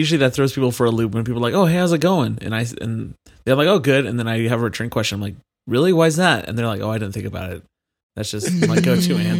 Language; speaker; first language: English; native; English